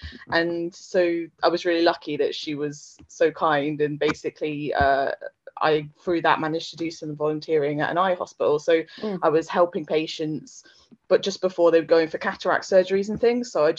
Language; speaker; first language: English; native; English